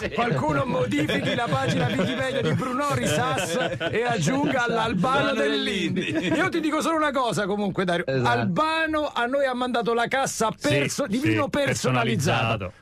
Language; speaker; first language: Italian; native; Italian